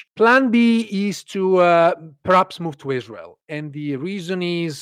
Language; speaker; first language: English; non-native, fluent; Italian